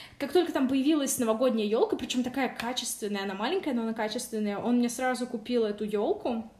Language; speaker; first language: Russian; native; Russian